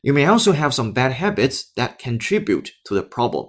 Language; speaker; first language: English; non-native, fluent; Chinese